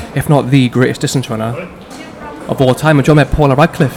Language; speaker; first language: English; native; English